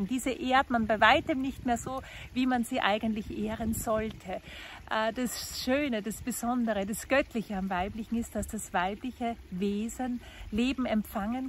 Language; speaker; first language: German; native; German